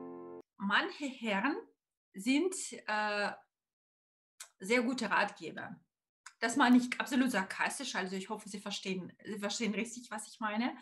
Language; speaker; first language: German; non-native, fluent; Russian